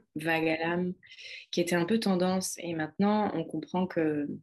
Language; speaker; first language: French; native; French